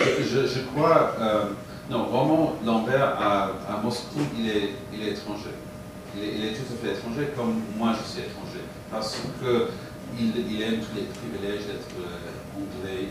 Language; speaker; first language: French; non-native, fluent; English